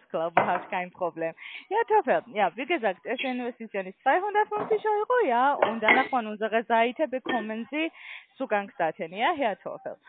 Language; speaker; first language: German; non-native, learner; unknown